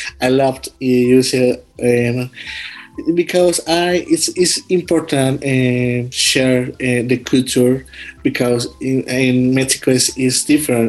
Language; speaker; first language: English; non-native, learner; Spanish